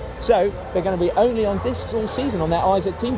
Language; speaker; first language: English; native; English